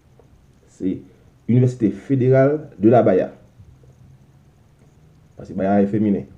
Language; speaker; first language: French; non-native, local second language; Haitian Creole